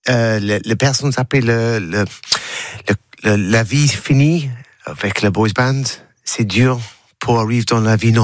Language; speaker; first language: French; non-native, learner; English